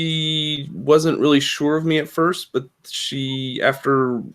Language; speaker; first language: English; native; English